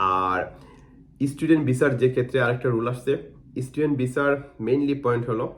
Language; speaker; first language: Bangla; non-native, local second language; Sylheti